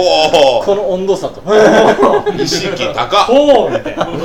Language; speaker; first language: Japanese; native; Japanese